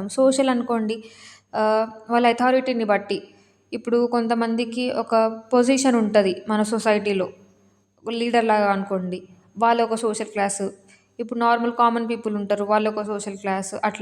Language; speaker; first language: Telugu; native; Telugu